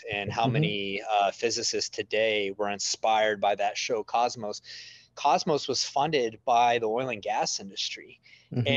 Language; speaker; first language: English; native; English